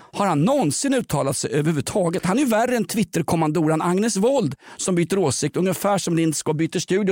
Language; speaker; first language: Swedish; native; Swedish